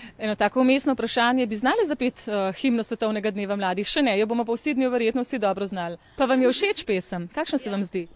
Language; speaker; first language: Slovenian; native; Slovenian